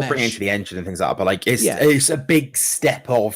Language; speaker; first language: English; native; English